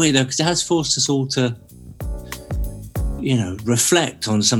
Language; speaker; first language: English; native; English